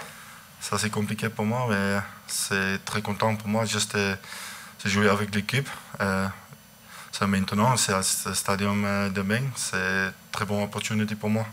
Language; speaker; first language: French; non-native, learner; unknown